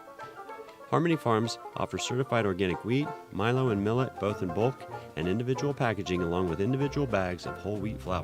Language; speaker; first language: English; native; English